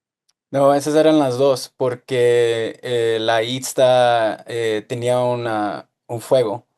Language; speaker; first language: Spanish; early bilingual, heritage; Spanish